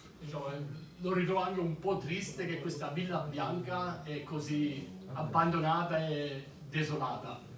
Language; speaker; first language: Italian; early bilingual, heritage; German